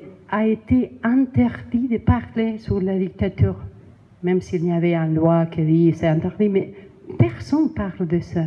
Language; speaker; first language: French; non-native, learner; Spanish